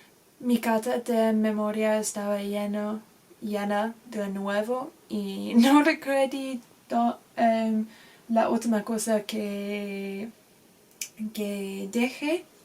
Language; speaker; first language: Spanish; non-native, learner; English